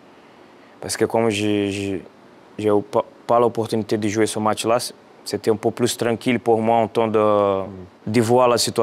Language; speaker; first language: French; non-native, fluent; Portuguese